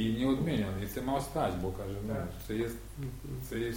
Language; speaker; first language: Polish; non-native, learner; Ukrainian